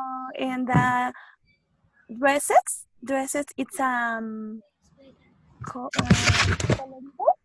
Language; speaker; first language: English; non-native, learner; Spanish